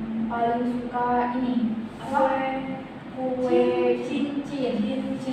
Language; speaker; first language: Indonesian; non-native, learner; Arabic